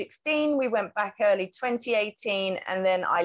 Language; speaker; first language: English; native; English